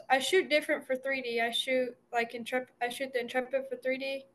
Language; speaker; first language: English; native; English